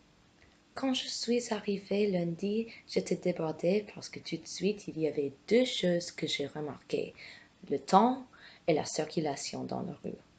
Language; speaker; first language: French; non-native, fluent; English